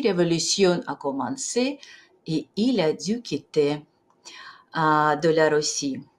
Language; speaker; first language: French; non-native, fluent; Russian